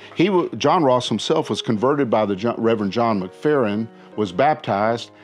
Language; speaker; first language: English; native; English